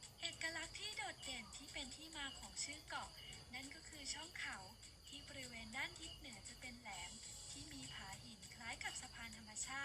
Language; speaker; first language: Thai; native; Thai